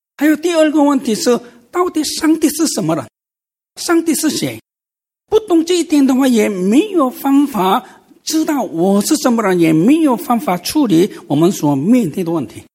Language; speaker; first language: Chinese; non-native, fluent; Korean